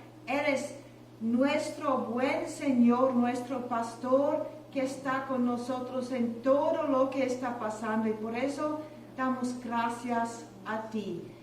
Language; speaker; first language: Spanish; non-native, learner; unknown